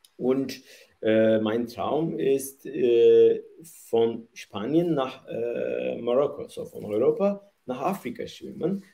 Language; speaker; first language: German; non-native, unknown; Turkish